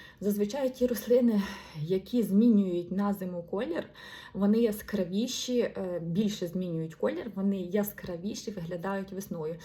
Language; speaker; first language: Ukrainian; non-native, local second language; Russian